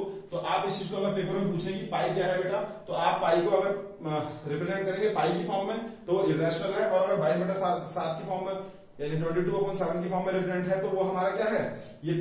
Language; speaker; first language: Hindi; native; Hindi